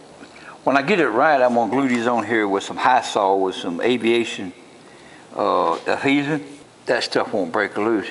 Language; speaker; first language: English; native; English